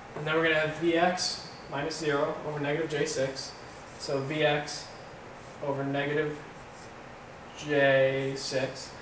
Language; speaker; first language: English; native; English